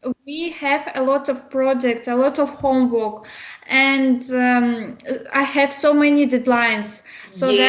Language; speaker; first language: English; non-native, learner; Russian